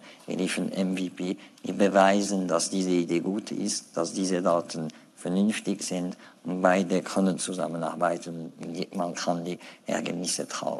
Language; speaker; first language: German; non-native, fluent; French